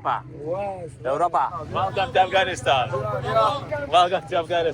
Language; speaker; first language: English; non-native, learner; Lithuanian